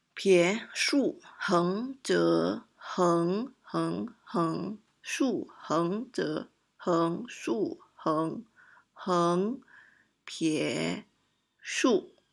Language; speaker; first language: Chinese; non-native, local second language; Malay